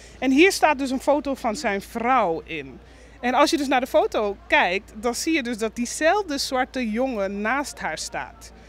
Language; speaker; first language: Dutch; non-native, local second language; Papiamento